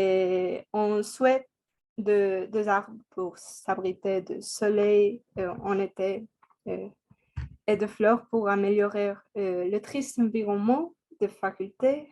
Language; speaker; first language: French; non-native, learner; Spanish